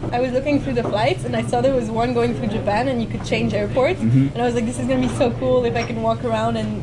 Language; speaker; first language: English; non-native, fluent; Slovak